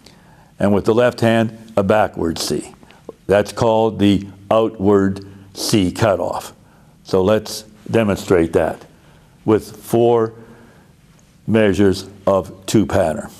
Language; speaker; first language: English; native; English